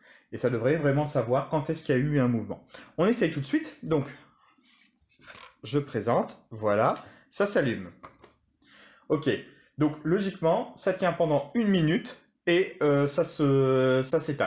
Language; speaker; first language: French; native; French